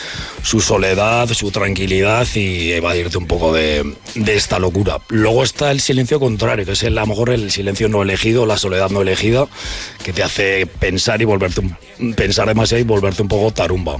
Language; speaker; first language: Spanish; native; Spanish